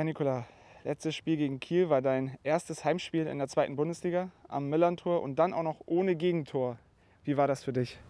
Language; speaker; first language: German; native; German